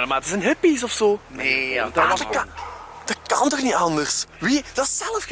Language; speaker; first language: Dutch; native; Dutch